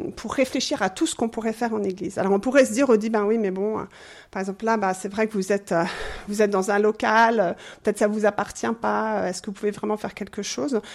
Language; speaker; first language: French; non-native, fluent; English